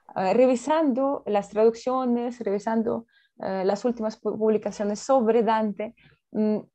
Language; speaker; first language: Spanish; non-native, fluent; Russian